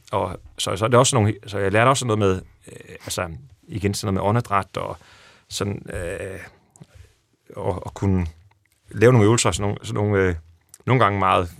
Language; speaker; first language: Danish; native; Danish